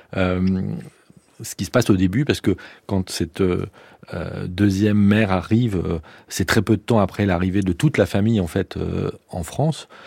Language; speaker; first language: French; native; French